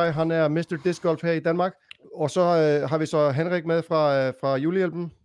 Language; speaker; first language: Danish; native; Danish